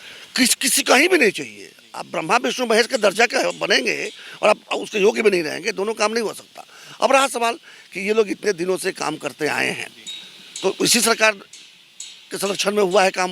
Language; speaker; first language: Hindi; native; Hindi